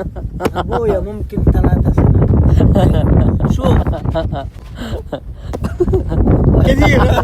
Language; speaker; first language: Arabic; non-native, learner; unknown